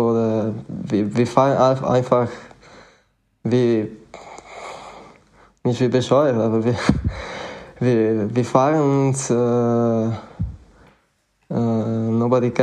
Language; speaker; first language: German; non-native, fluent; Italian